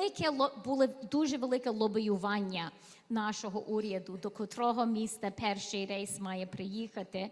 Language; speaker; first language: Ukrainian; early bilingual, heritage; Ukrainian